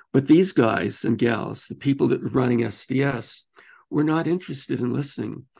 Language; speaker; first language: English; native; English